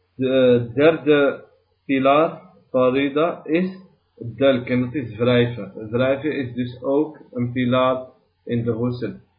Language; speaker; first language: Dutch; early bilingual, other home language; Arabic